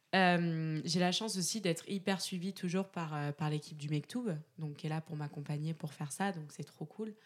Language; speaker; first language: French; native; French